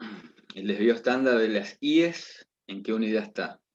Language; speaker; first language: Spanish; native; Spanish